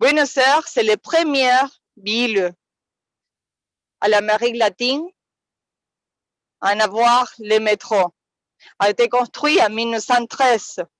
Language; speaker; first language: French; non-native, fluent; Spanish